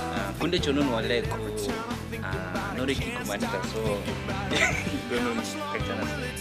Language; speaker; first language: Korean; non-native, learner; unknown